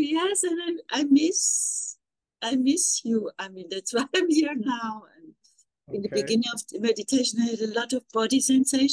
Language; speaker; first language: English; non-native, learner; German